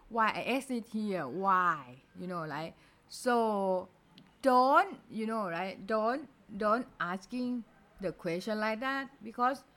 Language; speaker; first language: English; non-native, learner; Thai